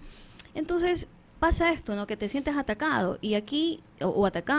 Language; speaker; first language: Spanish; native; Spanish